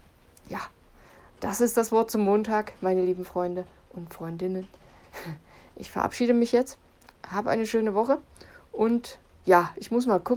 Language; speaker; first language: German; native; German